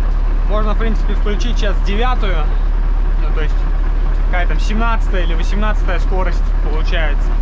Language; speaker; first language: Russian; native; Russian